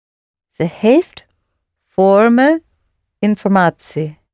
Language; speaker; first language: Dutch; non-native, learner; English